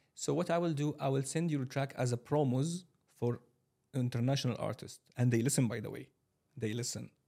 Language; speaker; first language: English; non-native, fluent; Arabic